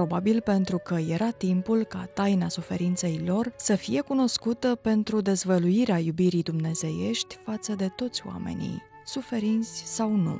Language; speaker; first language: Romanian; native; Romanian